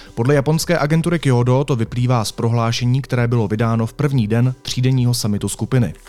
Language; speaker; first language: Czech; native; Czech